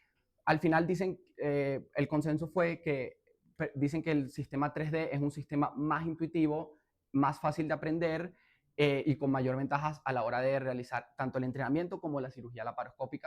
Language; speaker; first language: Spanish; native; Spanish